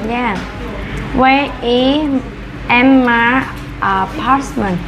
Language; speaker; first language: English; non-native, learner; Vietnamese